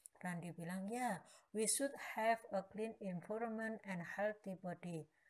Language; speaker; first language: English; non-native, learner; Indonesian